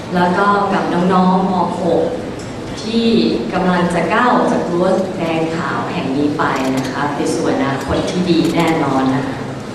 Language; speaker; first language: Thai; early bilingual, other home language; English